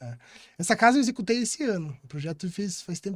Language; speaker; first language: Portuguese; native; Portuguese